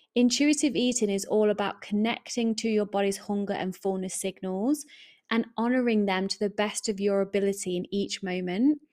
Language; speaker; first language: English; native; English